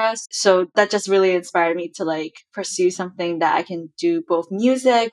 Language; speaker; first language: English; non-native, local second language; Chinese